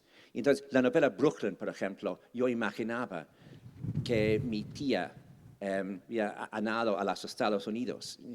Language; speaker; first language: Spanish; non-native, fluent; English